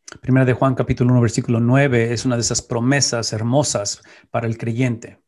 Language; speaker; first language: Spanish; native; Spanish